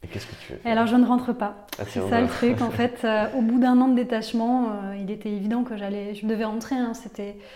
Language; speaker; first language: French; native; French